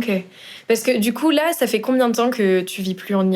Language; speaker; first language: French; native; French